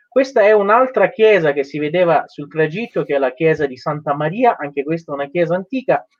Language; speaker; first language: Italian; non-native, fluent; Persian